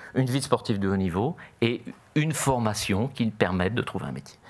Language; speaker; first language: French; native; French